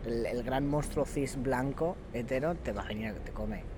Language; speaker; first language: Spanish; non-native, local second language; Catalan